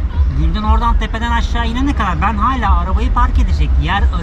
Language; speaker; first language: Turkish; native; Turkish